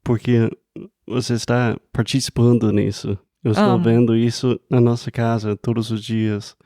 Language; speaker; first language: Portuguese; non-native, fluent; English